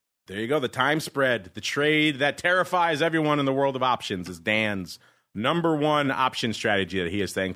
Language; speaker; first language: English; native; English